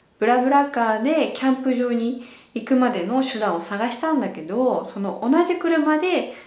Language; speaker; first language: Japanese; native; Japanese